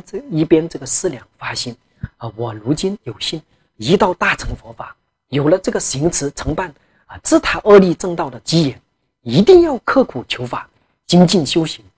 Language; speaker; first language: Chinese; non-native, local second language; Tibetan